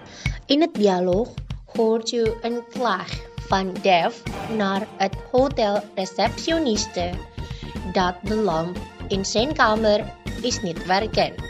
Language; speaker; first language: Dutch; non-native, learner; Indonesian